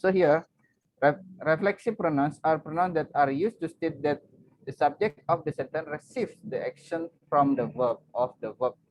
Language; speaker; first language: English; non-native, fluent; Indonesian